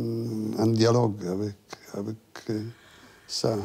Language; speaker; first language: French; non-native, fluent; Italian